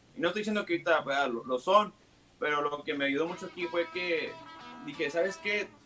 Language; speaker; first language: Spanish; early bilingual, heritage; Spanish